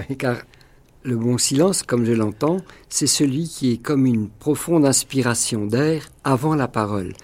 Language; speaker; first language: French; non-native, local second language; Swiss German